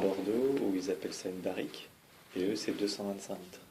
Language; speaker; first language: French; native; French